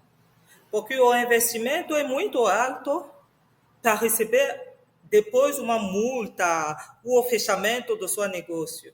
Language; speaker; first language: Portuguese; non-native, fluent; French